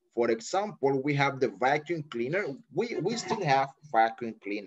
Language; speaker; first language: English; non-native, fluent; Spanish